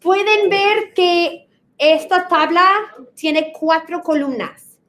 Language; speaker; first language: Spanish; non-native, fluent; English